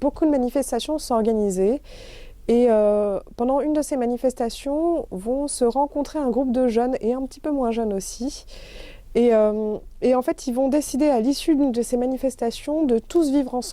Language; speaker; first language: French; native; French